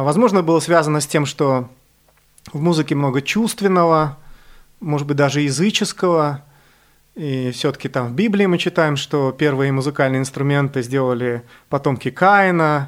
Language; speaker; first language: Russian; native; Russian